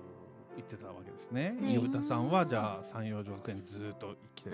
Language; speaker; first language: Japanese; native; Japanese